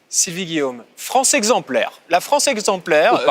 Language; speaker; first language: French; native; French